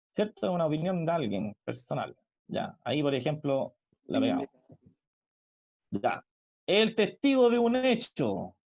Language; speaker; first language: Spanish; native; Spanish